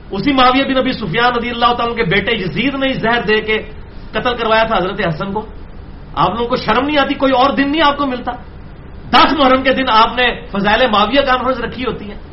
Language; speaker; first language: Urdu; non-native, local second language; Punjabi